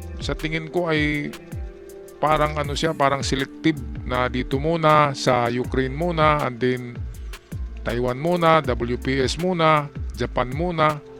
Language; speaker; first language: Filipino; native; Filipino